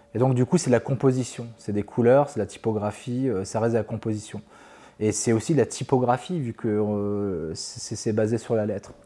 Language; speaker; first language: French; native; French